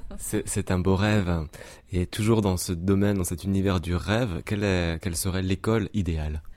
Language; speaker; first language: French; native; French